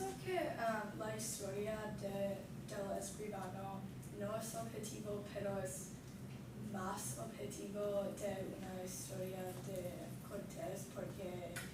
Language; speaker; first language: Spanish; non-native, learner; English